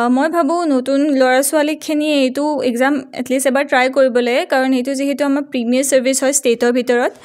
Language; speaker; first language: Assamese; native; Assamese